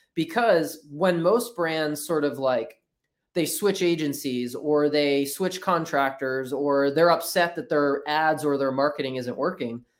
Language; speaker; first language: English; native; English